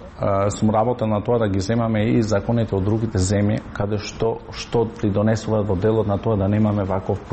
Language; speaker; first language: Macedonian; non-native, local second language; Albanian